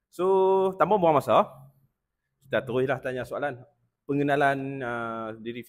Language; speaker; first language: Malay; native; Malay